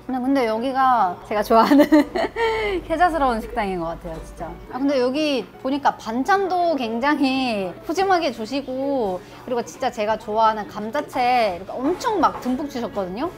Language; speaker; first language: Korean; non-native, fluent; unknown